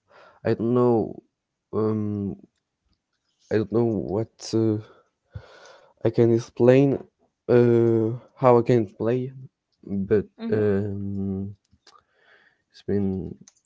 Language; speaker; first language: English; non-native, learner; French